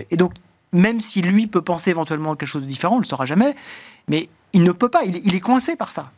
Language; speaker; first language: French; native; French